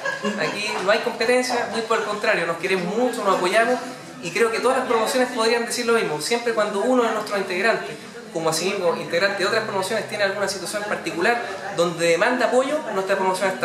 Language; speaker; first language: Spanish; native; Spanish